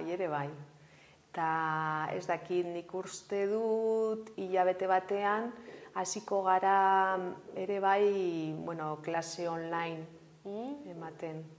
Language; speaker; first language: Basque; non-native, local second language; Spanish